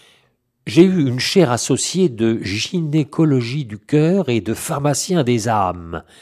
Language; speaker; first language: French; native; French